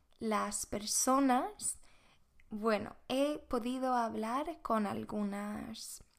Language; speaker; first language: Spanish; non-native, fluent; Swedish